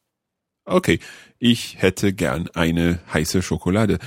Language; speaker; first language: German; non-native, learner; English